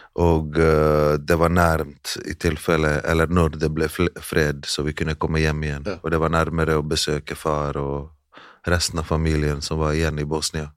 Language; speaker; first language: Norwegian; early bilingual, other home language; Bosnian